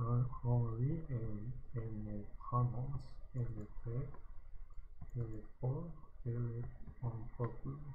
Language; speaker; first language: French; non-native, learner; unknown